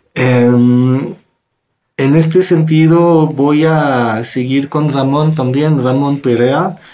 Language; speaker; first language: Spanish; non-native, fluent; French